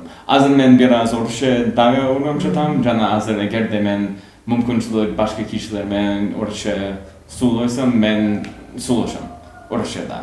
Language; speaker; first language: Kyrgyz; non-native, learner; English